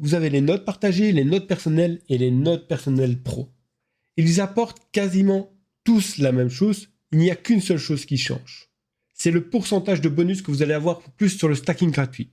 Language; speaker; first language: French; native; French